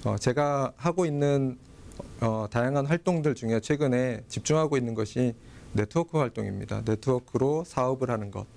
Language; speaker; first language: Korean; native; Korean